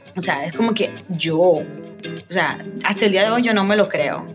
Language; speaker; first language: Spanish; native; Spanish